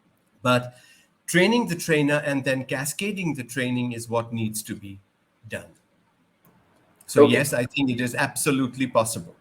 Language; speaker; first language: English; non-native, local second language; Urdu